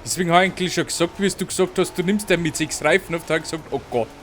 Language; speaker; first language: German; native; German